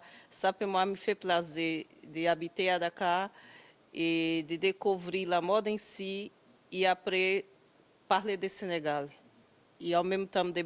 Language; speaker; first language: French; non-native, learner; Portuguese